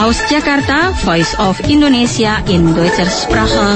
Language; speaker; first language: German; non-native, local second language; Indonesian